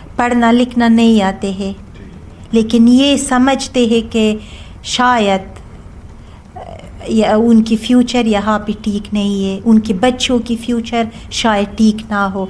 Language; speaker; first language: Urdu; non-native, learner; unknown